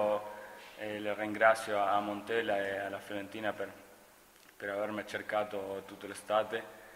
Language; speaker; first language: Italian; non-native, fluent; Spanish